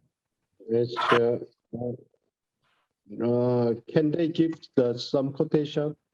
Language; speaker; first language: English; non-native, learner; Korean